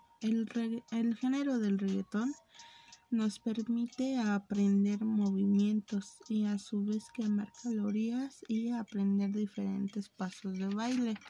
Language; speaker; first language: Spanish; native; Spanish